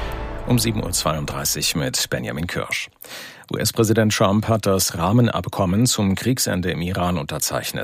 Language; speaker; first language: German; native; German